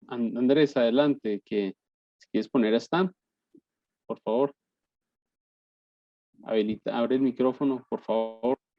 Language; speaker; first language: Spanish; native; Spanish